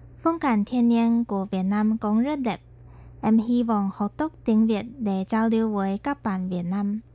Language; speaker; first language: Vietnamese; non-native, learner; Chinese